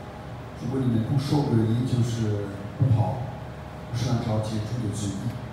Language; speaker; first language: Chinese; non-native, fluent; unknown